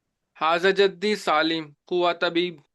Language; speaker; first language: Arabic; non-native, learner; Urdu